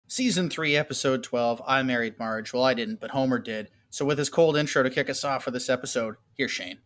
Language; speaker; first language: English; native; English